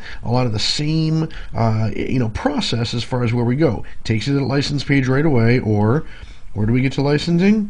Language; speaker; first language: English; native; English